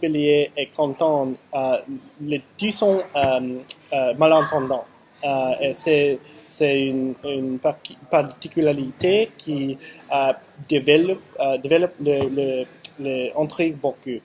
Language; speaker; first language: French; non-native, learner; English